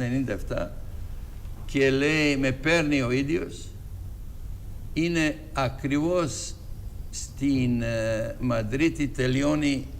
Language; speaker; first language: Greek; non-native, fluent; Serbian